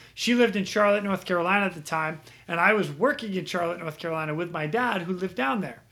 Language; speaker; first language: English; native; English